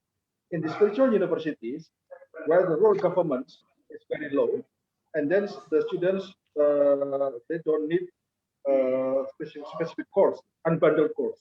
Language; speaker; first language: English; non-native, fluent; Indonesian